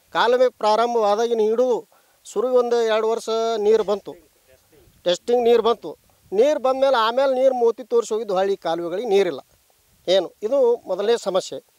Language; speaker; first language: Kannada; native; Kannada